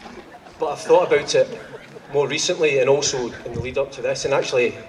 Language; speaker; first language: English; native; English